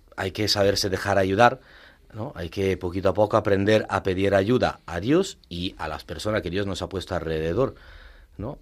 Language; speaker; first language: Spanish; non-native, fluent; Italian